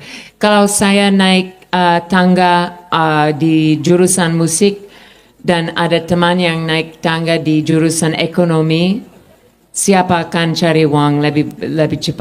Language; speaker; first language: Indonesian; non-native, fluent; English